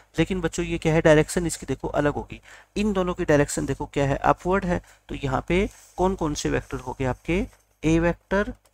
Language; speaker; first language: Hindi; native; Hindi